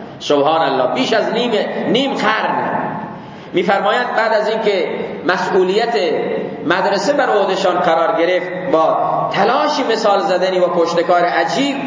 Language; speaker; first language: Persian; non-native, local second language; Baluchi